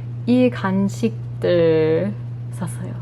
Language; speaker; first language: Korean; non-native, learner; English